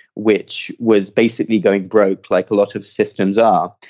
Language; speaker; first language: English; native; English